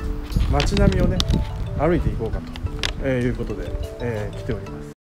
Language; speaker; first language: Japanese; native; Japanese